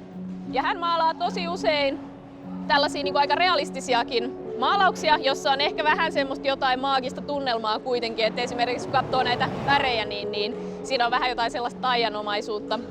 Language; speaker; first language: Finnish; native; Finnish